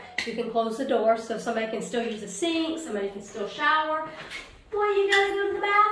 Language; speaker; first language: English; native; English